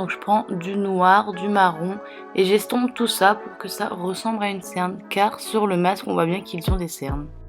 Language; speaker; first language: French; native; French